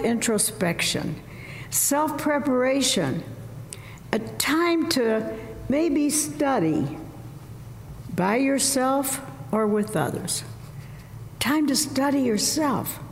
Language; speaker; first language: English; native; English